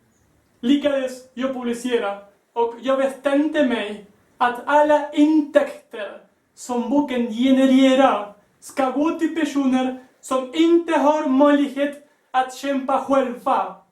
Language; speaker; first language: Swedish; non-native, learner; Spanish